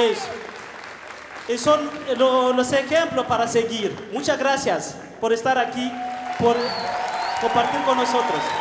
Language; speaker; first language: Spanish; non-native, fluent; Bembe